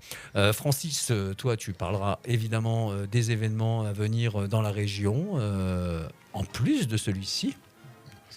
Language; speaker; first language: French; native; French